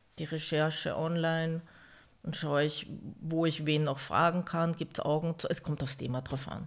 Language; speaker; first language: German; native; German